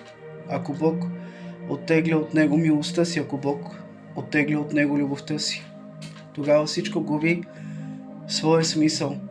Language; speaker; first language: Bulgarian; native; Bulgarian